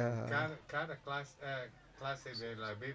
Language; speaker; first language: Spanish; non-native, learner; English